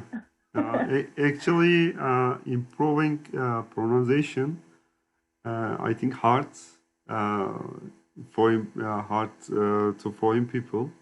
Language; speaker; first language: English; non-native, learner; Turkish